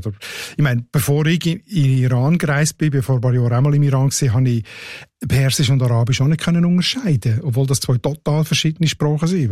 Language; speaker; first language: German; native; German